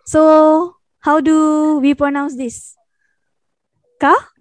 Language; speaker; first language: English; non-native, local second language; Malay